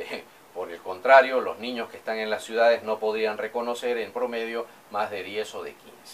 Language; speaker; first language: Spanish; native; Spanish